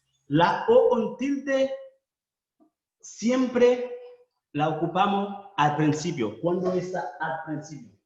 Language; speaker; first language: Spanish; non-native, fluent; Haitian Creole